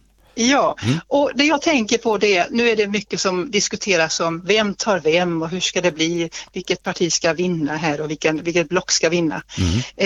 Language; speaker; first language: Swedish; native; Swedish